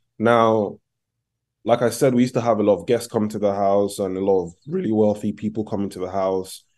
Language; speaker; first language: English; non-native, local second language; Yoruba